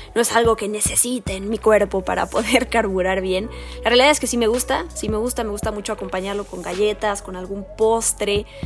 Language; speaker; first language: Spanish; native; Spanish